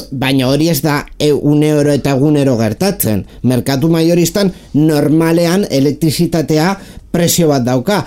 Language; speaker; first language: Basque; non-native, local second language; Spanish